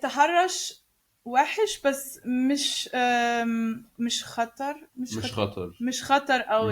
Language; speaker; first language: Arabic; non-native, learner; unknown